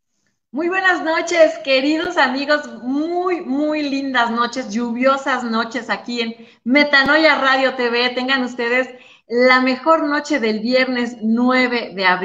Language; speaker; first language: Spanish; native; Spanish